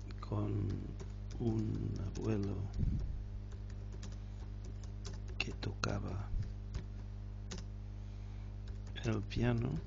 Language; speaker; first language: Spanish; non-native, fluent; English